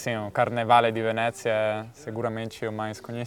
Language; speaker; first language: Portuguese; non-native, fluent; Italian